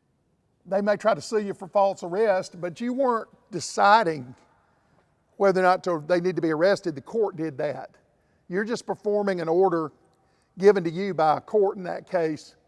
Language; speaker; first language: English; native; English